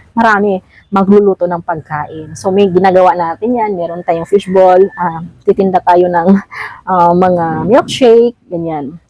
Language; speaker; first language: Filipino; non-native, local second language; Cebuano